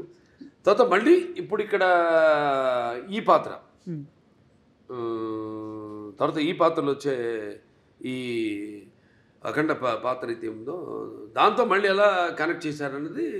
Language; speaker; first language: Telugu; native; Telugu